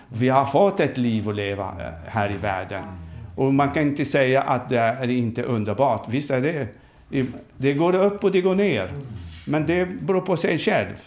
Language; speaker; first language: Swedish; non-native, fluent; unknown